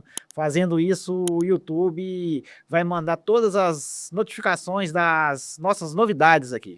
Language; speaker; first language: Portuguese; native; Portuguese